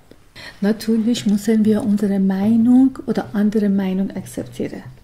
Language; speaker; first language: German; non-native, learner; Persian